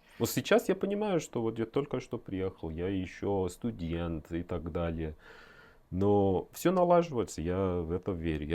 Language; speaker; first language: Russian; non-native, fluent; Persian